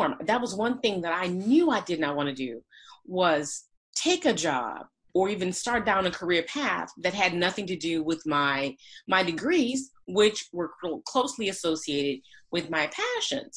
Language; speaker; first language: English; native; English